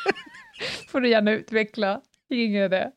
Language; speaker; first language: Swedish; native; Swedish